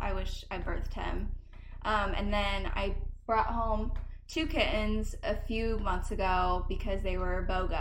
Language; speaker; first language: English; native; English